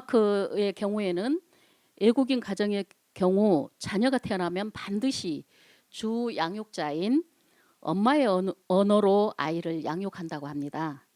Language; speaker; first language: Korean; native; Korean